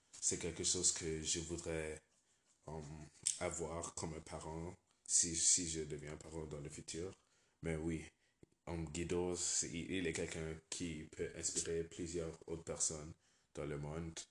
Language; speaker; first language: French; non-native, learner; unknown